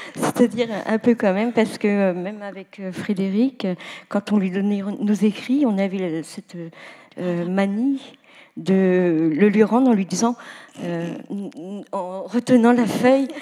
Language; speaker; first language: French; native; French